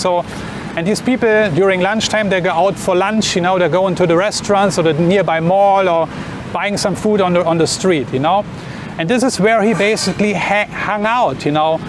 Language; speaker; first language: English; non-native, fluent; German